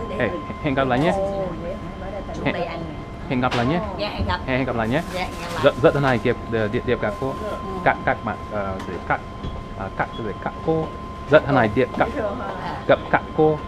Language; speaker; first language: Vietnamese; non-native, learner; English